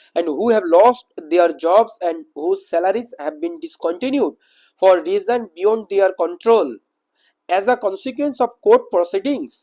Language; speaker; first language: English; non-native, local second language; Bangla